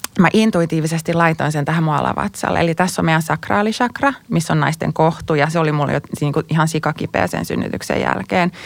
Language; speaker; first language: Finnish; native; Finnish